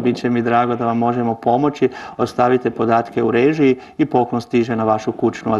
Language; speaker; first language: Croatian; native; Croatian